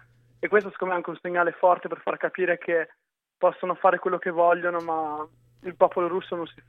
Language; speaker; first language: Italian; native; Italian